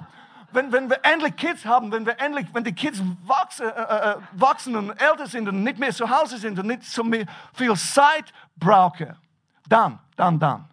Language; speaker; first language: German; non-native, fluent; English